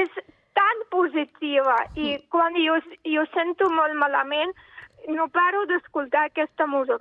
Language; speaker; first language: Catalan; non-native, fluent; Russian